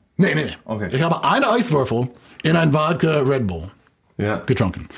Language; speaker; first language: German; non-native, fluent; English